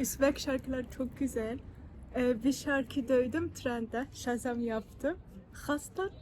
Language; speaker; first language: Turkish; non-native, learner; Arabic